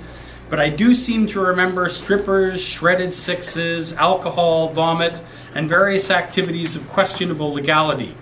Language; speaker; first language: English; native; English